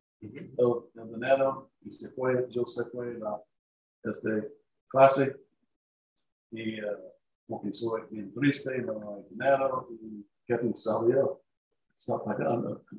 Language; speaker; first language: Spanish; non-native, learner; English